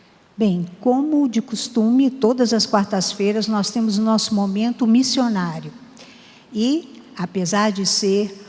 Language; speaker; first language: Portuguese; native; Portuguese